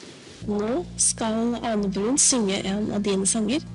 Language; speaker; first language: Norwegian; native; Norwegian